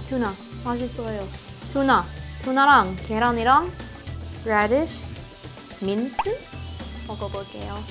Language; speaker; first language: Korean; non-native, learner; Filipino